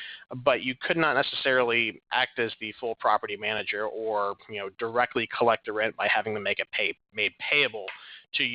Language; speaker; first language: English; native; English